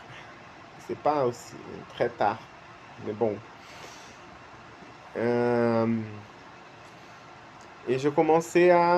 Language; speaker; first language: French; non-native, learner; Portuguese